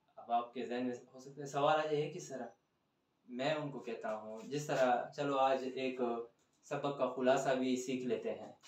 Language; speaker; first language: Hindi; non-native, local second language; Punjabi